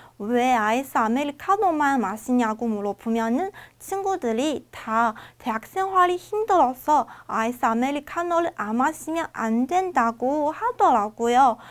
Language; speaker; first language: Korean; non-native, fluent; Chinese